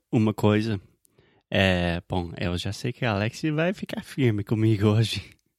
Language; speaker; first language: Portuguese; non-native, fluent; English